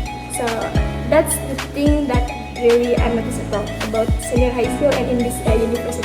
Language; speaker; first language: English; non-native, learner; Indonesian